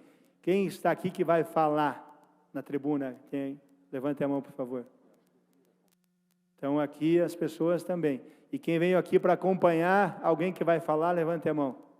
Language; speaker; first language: Portuguese; native; Portuguese